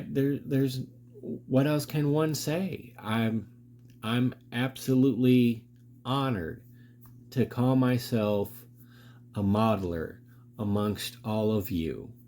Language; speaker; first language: English; native; English